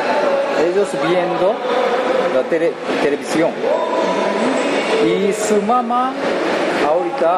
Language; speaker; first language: Spanish; non-native, learner; Japanese